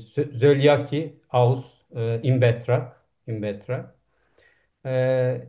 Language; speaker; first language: German; non-native, learner; Turkish